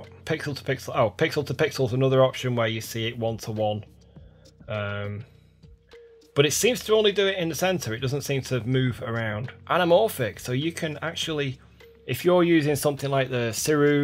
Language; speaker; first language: English; native; English